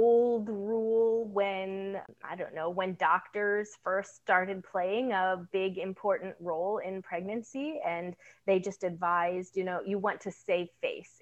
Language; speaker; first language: English; native; English